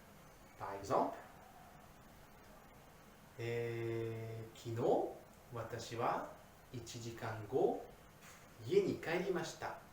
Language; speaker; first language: Japanese; non-native, learner; French